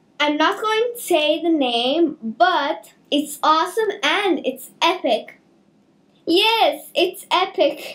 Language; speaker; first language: English; native; English